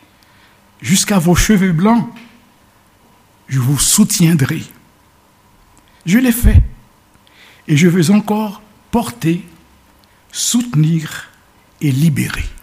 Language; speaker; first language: French; native; French